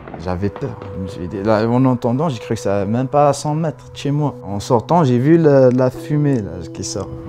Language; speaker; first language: French; non-native, local second language; Arabic